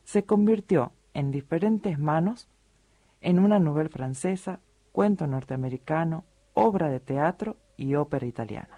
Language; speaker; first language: Spanish; native; Spanish